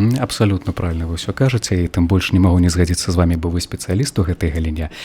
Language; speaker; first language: Belarusian; native; Belarusian